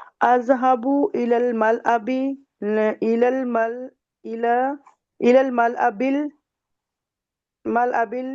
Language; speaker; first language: Arabic; non-native, learner; Urdu